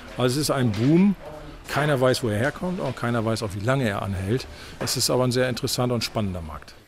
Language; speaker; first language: German; native; German